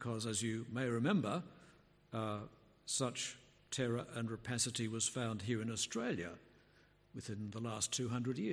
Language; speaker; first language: English; native; English